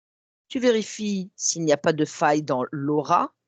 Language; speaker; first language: French; native; French